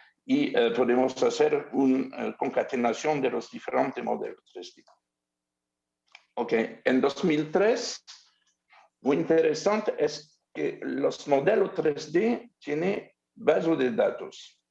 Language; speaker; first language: Spanish; non-native, learner; French